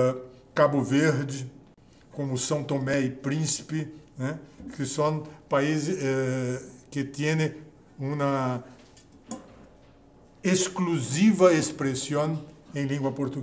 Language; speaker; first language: Spanish; non-native, fluent; Portuguese